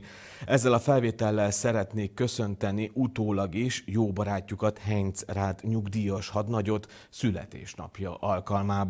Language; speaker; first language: Hungarian; native; Hungarian